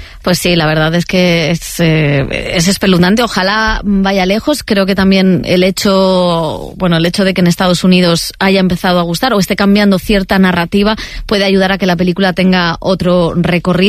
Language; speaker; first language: Spanish; native; Spanish